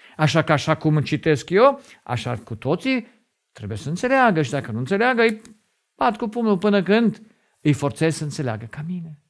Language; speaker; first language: Romanian; non-native, fluent; German